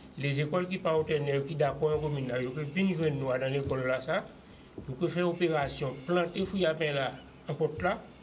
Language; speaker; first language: French; non-native, local second language; Guadeloupean Creole French